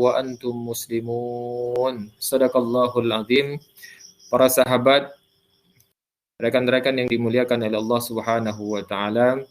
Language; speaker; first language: Indonesian; native; Indonesian